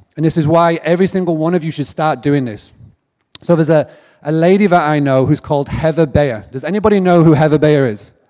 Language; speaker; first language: English; native; English